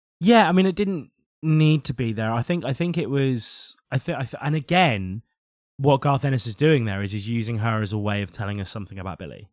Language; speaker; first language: English; native; English